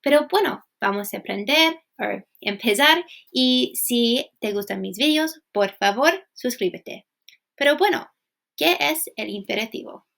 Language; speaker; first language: Spanish; non-native, fluent; English